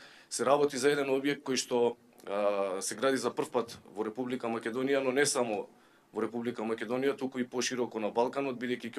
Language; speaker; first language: Macedonian; native; Macedonian